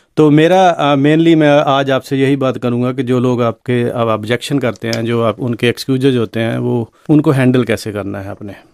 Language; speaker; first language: Hindi; non-native, local second language; Punjabi